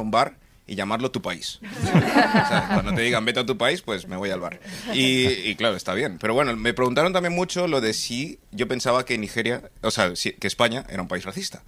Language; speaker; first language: Spanish; early bilingual, other home language; English